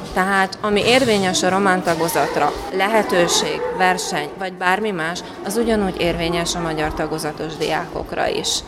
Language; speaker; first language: Hungarian; native; Hungarian